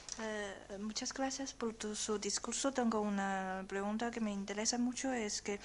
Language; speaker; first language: Spanish; non-native, learner; Chinese